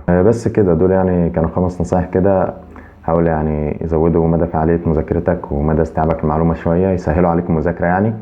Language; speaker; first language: Arabic; native; Arabic